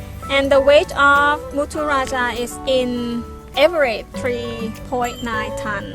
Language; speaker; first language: English; non-native, learner; Thai